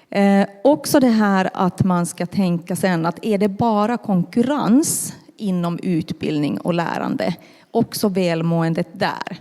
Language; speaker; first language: Swedish; non-native, local second language; Finnish